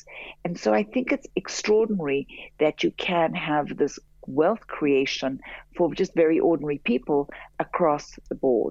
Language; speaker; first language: English; native; English